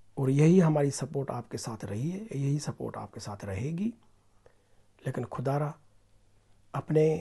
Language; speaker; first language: Urdu; non-native, local second language; Sindhi